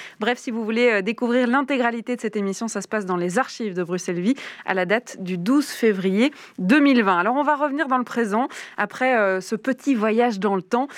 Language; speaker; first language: French; native; French